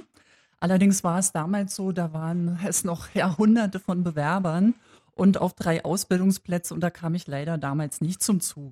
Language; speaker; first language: German; native; German